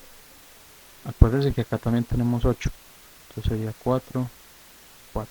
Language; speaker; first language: Spanish; native; Spanish